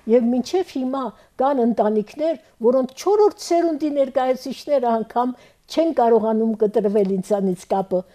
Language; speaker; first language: Armenian; early bilingual, heritage; Armenian